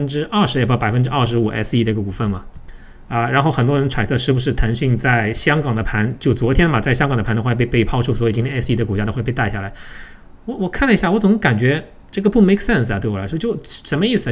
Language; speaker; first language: Chinese; native; Chinese